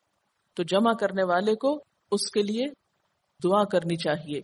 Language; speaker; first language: Urdu; native; Urdu